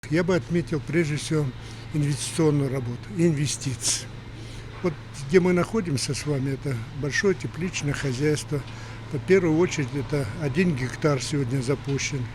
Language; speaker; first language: Russian; native; Russian